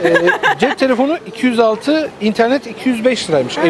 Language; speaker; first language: Turkish; native; Turkish